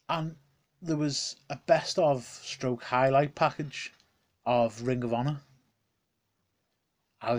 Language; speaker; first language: English; native; English